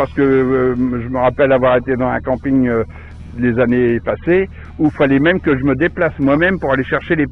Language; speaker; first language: French; native; French